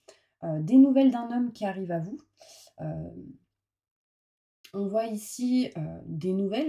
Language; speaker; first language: French; native; French